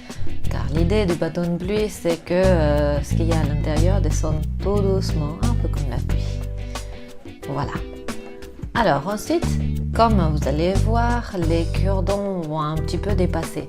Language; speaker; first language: French; non-native, fluent; Spanish